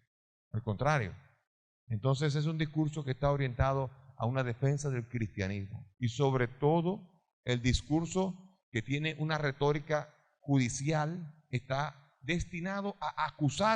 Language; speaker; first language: Spanish; native; Spanish